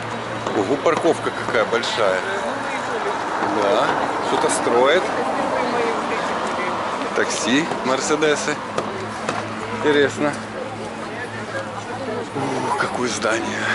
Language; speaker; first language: Russian; native; Russian